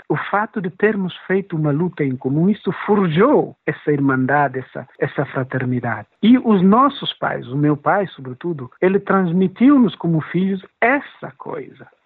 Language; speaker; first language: Portuguese; non-native, local second language; Upper Guinea Crioulo